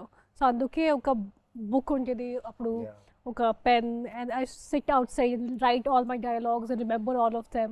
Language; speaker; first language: Telugu; non-native, fluent; Hindi